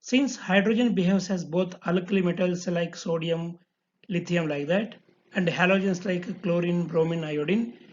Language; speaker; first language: English; non-native, local second language; Kannada